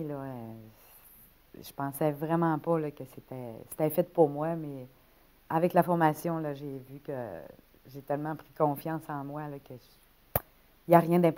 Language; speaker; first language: French; native; French